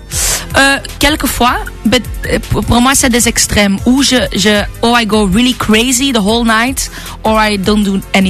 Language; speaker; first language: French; non-native, local second language; Dutch